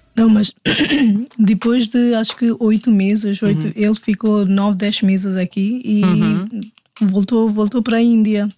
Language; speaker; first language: Portuguese; non-native, fluent; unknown